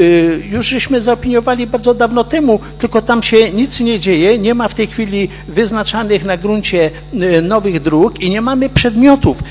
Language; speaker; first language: Polish; native; Polish